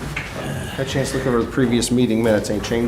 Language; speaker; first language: English; native; English